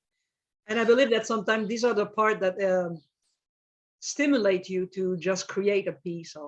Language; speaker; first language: English; non-native, fluent; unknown